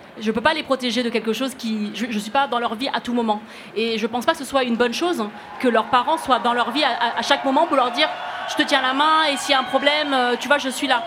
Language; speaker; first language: French; early bilingual, other home language; Cantonese